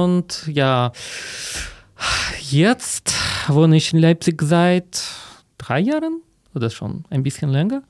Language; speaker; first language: German; non-native, fluent; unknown